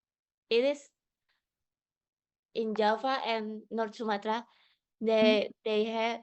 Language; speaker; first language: English; non-native, learner; Indonesian